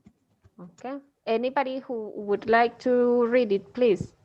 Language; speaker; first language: English; non-native, fluent; Spanish